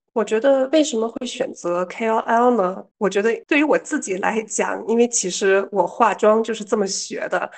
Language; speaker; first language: Chinese; early bilingual, heritage; Chinese